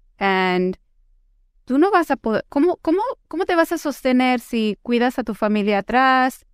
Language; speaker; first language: Spanish; early bilingual, heritage; Spanish